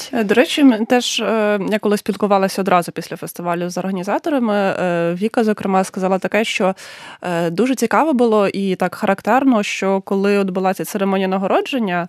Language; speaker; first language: Ukrainian; native; Ukrainian